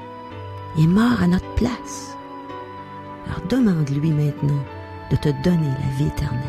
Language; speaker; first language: French; native; French